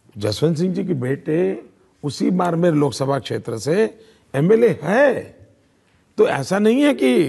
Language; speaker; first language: Hindi; non-native, local second language; Gujarati